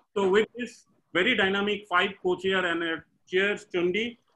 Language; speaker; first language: English; non-native, local second language; Bangla